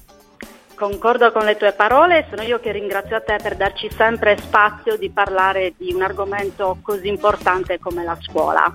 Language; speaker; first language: Italian; native; Italian